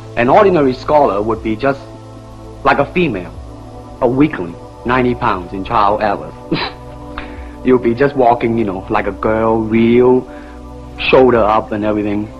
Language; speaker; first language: English; non-native, local second language; Cantonese